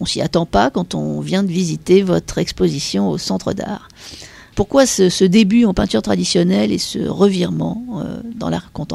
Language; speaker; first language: French; native; French